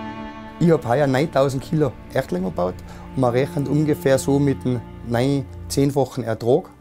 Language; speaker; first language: German; native; German